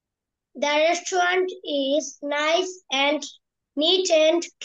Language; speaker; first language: English; non-native, learner; Bangla